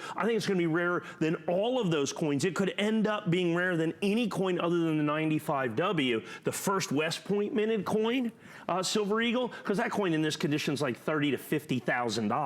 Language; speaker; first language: English; native; English